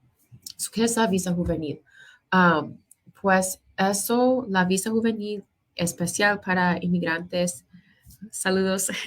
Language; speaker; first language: Spanish; non-native, fluent; English